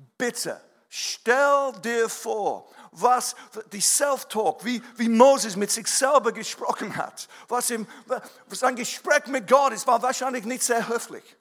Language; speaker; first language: German; non-native, fluent; English